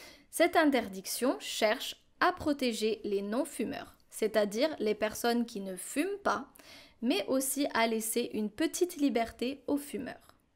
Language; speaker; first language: French; native; French